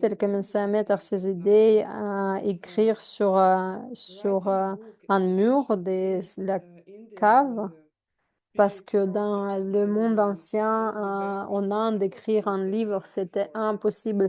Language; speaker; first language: French; non-native, fluent; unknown